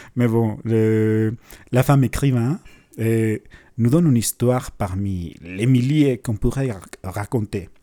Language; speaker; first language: French; non-native, fluent; Spanish